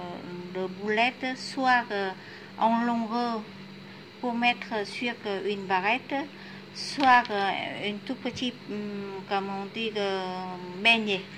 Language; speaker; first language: French; non-native, fluent; Vietnamese